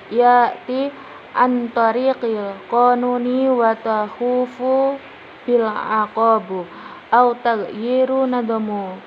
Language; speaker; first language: Arabic; non-native, learner; Indonesian